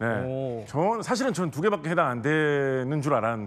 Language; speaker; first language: Korean; native; Korean